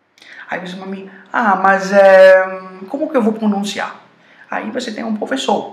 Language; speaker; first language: Portuguese; non-native, fluent; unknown